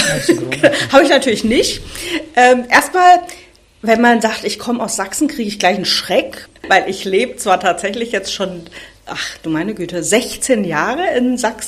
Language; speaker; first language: German; native; German